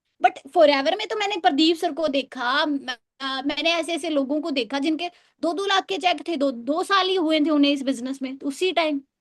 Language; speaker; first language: Hindi; native; Hindi